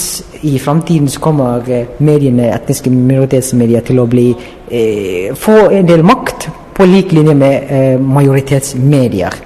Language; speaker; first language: Norwegian; non-native, fluent; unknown